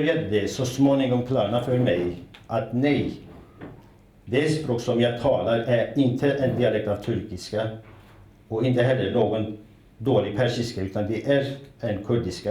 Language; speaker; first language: Swedish; non-native, fluent; Kurdish